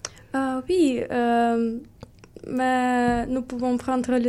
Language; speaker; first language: French; non-native, fluent; Ukrainian